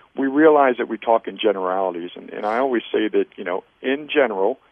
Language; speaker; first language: English; native; English